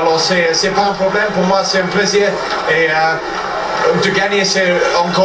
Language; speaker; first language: French; non-native, fluent; English